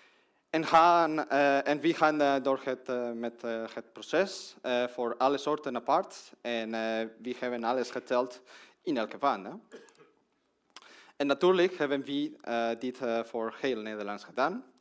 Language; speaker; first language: Dutch; non-native, learner; Spanish